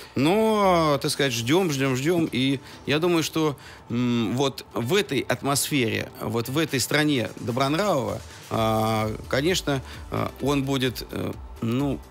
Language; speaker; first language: Russian; native; Russian